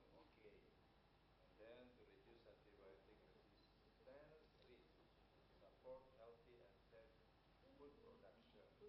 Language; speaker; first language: English; non-native, fluent; Indonesian